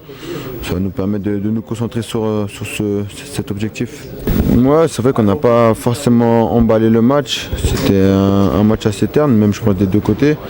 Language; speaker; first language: French; native; French